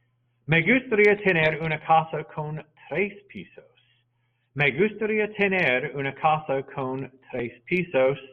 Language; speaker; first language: Spanish; non-native, fluent; English